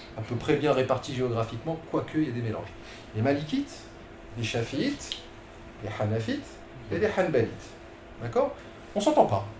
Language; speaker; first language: French; non-native, local second language; Arabic